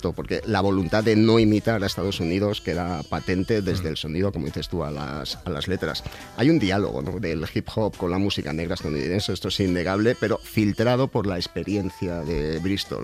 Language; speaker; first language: Spanish; native; Spanish